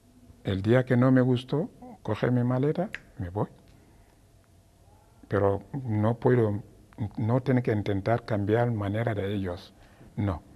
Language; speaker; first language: Spanish; non-native, learner; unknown